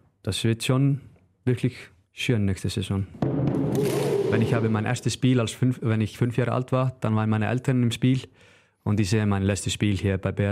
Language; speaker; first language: German; non-native, fluent; Icelandic